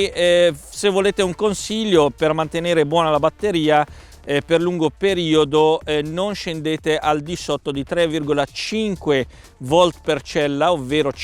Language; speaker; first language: Italian; native; Italian